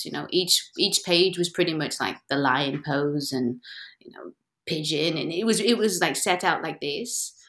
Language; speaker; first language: English; native; English